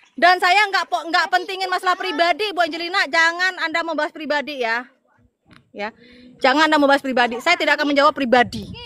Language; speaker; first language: Indonesian; non-native, local second language; Madurese